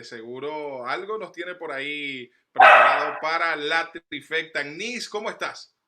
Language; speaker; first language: Spanish; native; Spanish